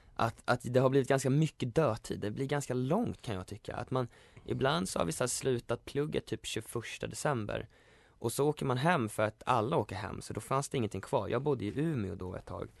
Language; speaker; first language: Swedish; native; Swedish